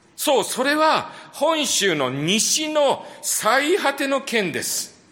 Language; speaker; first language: Japanese; native; Japanese